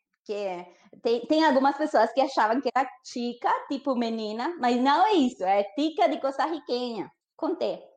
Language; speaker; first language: Portuguese; non-native, fluent; Spanish